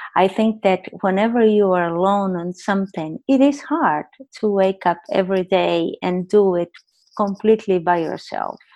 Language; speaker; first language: English; non-native, fluent; Portuguese